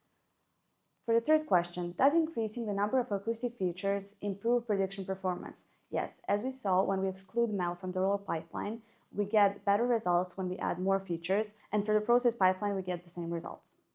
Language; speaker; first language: English; non-native, fluent; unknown